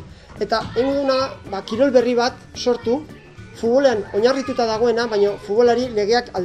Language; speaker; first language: Basque; native; Basque